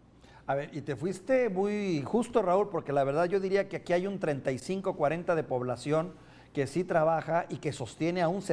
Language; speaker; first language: Spanish; native; Spanish